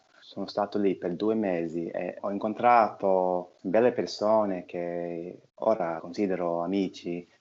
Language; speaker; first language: Italian; non-native, fluent; English